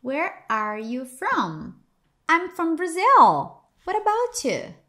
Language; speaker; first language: English; non-native, fluent; Portuguese